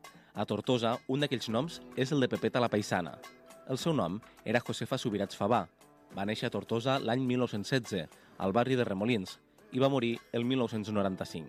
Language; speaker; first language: Catalan; native; Catalan